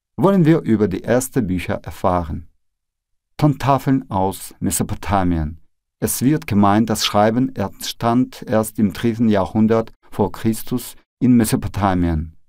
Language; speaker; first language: German; non-native, fluent; Russian